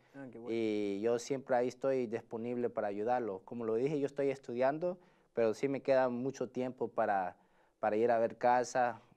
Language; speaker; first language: Spanish; early bilingual, heritage; Spanish